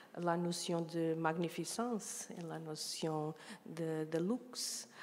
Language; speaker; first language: French; non-native, learner; Portuguese